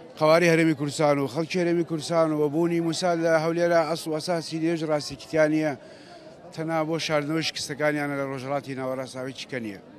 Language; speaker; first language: Central Kurdish; native; Central Kurdish